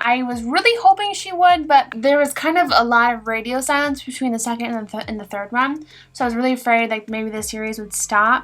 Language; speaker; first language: English; native; English